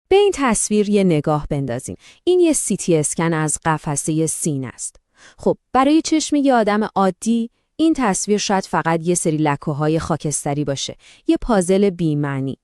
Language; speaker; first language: Persian; native; Persian